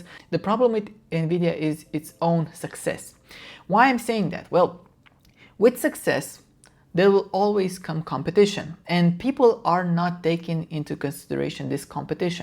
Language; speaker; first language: English; non-native, fluent; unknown